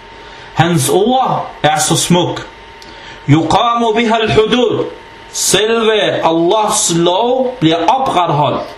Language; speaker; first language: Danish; early bilingual, other home language; Arabic